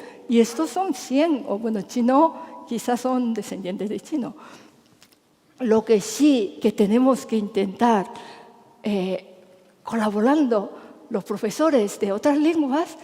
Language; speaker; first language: Spanish; non-native, fluent; Japanese